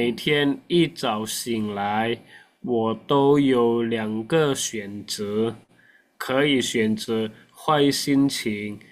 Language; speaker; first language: Chinese; non-native, fluent; Indonesian